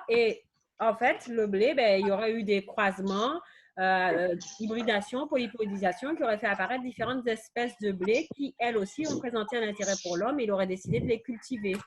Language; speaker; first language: French; native; French